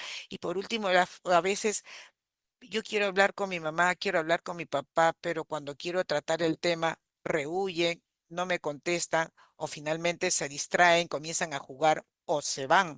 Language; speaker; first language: Spanish; native; Spanish